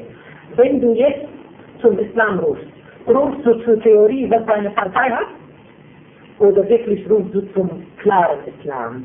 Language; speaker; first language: German; non-native, fluent; Turkish